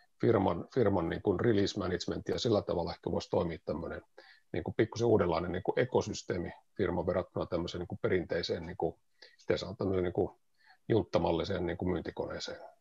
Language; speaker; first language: Finnish; native; Finnish